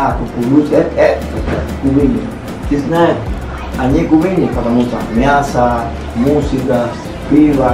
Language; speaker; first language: Russian; non-native, learner; Spanish